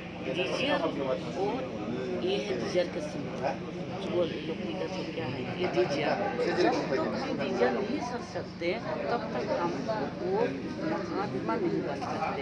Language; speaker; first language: Hindi; non-native, local second language; Bodo